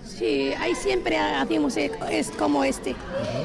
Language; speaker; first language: Spanish; non-native, learner; Arabic